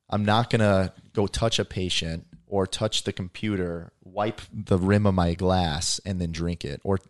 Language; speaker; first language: English; native; English